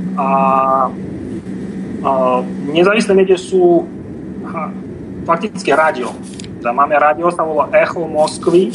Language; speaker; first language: Slovak; non-native, fluent; Russian